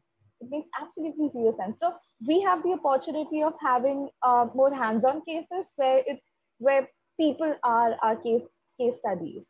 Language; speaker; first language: English; non-native, local second language; Hindi